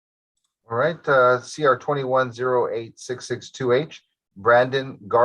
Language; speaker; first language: English; native; English